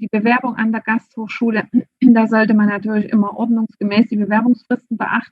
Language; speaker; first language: German; native; German